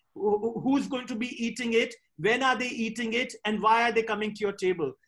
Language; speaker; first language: English; non-native, local second language; Hindi